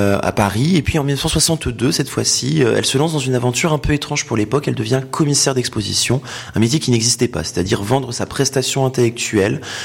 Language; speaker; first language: French; native; French